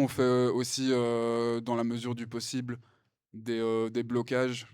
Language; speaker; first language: French; native; French